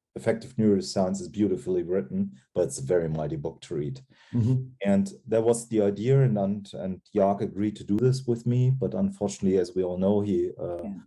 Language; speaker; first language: English; non-native, fluent; German